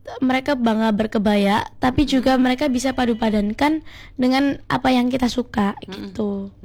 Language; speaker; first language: Indonesian; native; Indonesian